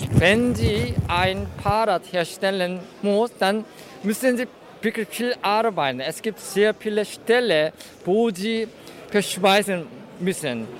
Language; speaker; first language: German; non-native, fluent; Korean